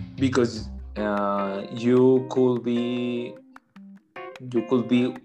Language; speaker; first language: English; non-native, learner; Spanish